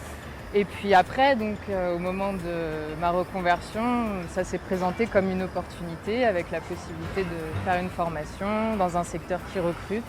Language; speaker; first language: French; native; French